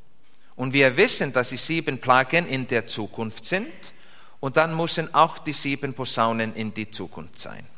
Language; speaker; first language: German; non-native, fluent; Icelandic